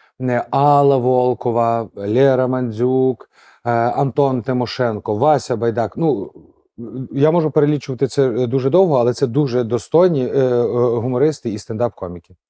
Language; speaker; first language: Ukrainian; native; Ukrainian